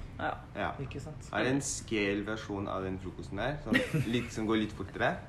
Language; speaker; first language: Norwegian; non-native, fluent; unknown